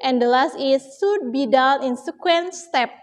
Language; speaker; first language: English; non-native, learner; Indonesian